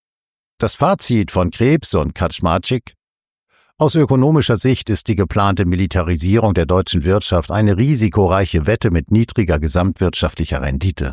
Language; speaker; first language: German; native; German